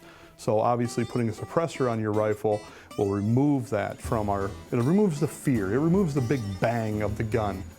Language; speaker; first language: English; native; English